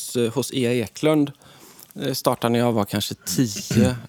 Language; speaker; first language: Swedish; native; Swedish